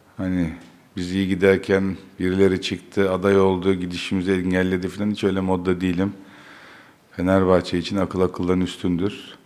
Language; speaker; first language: Turkish; native; Turkish